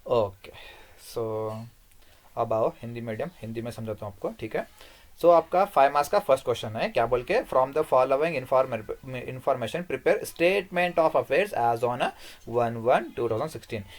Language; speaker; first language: Hindi; non-native, local second language; Kannada